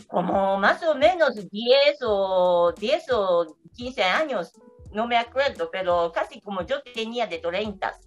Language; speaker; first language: Spanish; non-native, learner; Japanese